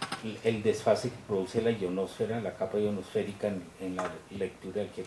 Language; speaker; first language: Spanish; native; Spanish